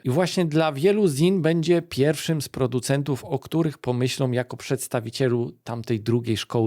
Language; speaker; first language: Polish; native; Polish